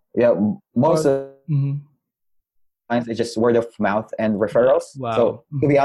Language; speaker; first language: English; non-native, local second language; Cebuano